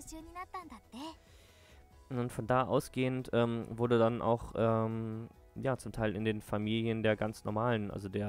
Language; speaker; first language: German; native; German